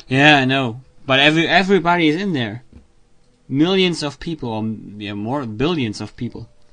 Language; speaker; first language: English; non-native, learner; German